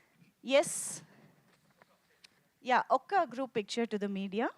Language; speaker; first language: Telugu; native; Telugu